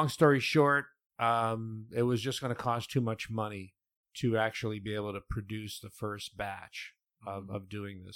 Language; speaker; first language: English; native; English